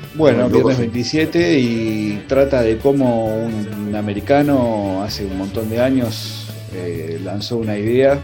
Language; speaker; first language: Spanish; native; Spanish